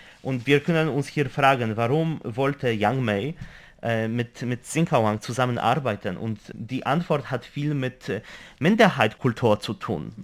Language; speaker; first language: German; non-native, fluent; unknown